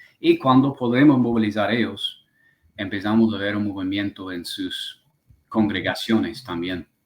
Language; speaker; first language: Spanish; non-native, fluent; English